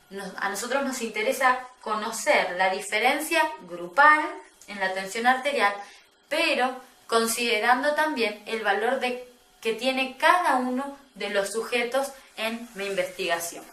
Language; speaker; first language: Spanish; native; Spanish